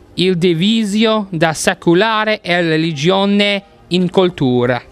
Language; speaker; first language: Italian; non-native, learner; English